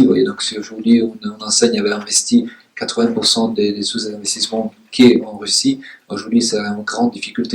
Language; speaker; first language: French; native; French